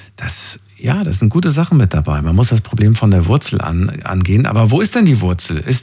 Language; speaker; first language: German; native; German